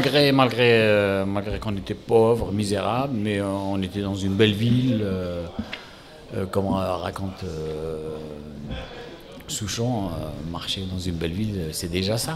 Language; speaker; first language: French; non-native, local second language; Arabic